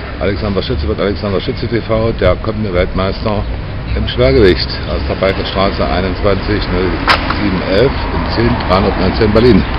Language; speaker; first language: German; native; German